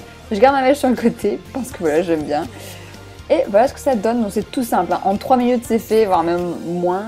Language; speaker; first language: French; native; French